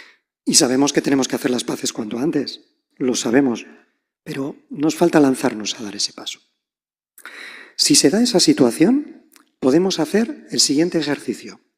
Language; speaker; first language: Spanish; native; Spanish